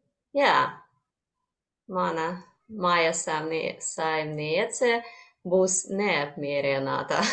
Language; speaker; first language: Latvian; non-native, learner; Russian